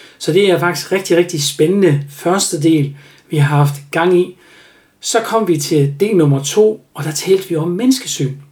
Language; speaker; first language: Danish; non-native, fluent; German